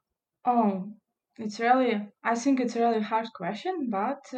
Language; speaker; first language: English; non-native, learner; Russian